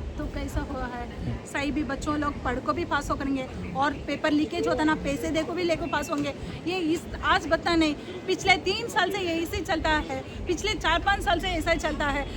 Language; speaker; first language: Hindi; non-native, local second language; Tamil